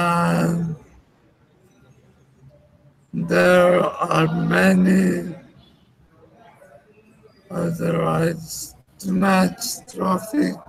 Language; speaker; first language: English; non-native, learner; Spanish